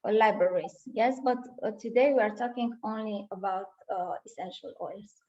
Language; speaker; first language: English; non-native, fluent; Romanian